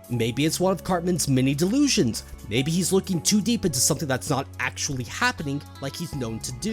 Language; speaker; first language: English; native; English